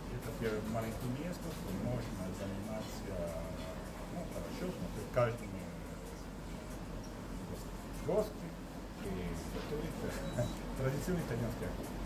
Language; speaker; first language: Russian; non-native, learner; Italian